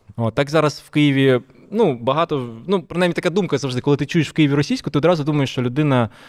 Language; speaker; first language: Ukrainian; non-native, local second language; Russian